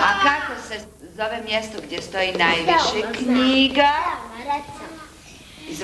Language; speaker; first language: Serbian; native; Serbian